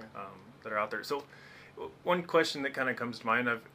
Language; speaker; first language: English; native; English